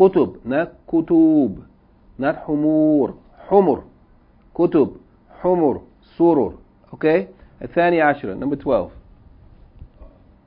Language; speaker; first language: Arabic; non-native, fluent; English